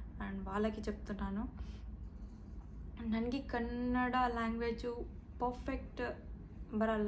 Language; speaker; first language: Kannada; non-native, learner; Telugu